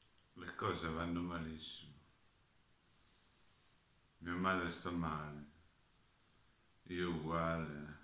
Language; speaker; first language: Italian; non-native, learner; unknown